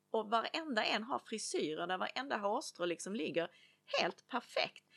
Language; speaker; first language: Swedish; native; Swedish